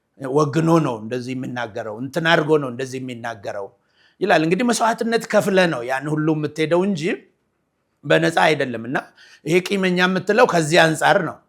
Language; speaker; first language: Amharic; non-native, local second language; Oromo